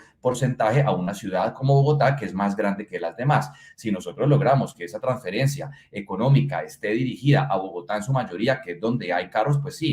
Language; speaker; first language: Spanish; native; Spanish